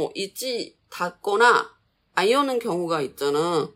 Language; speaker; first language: Korean; non-native, fluent; Chinese